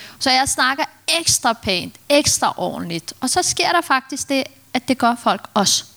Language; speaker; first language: Danish; early bilingual, other home language; Turkish